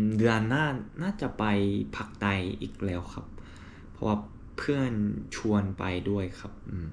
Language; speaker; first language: Thai; non-native, learner; Korean